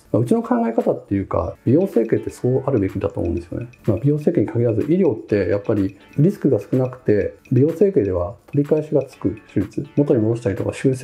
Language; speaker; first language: Japanese; native; Japanese